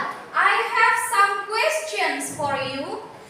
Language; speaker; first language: English; non-native, fluent; Indonesian